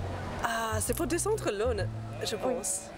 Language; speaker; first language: French; non-native, learner; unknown